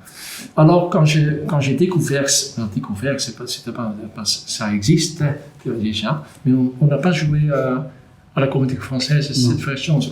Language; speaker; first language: French; non-native, local second language; Dutch